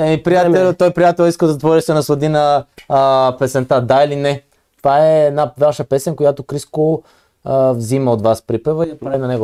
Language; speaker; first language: Bulgarian; native; Bulgarian